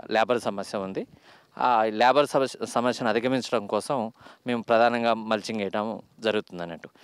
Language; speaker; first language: Telugu; native; Telugu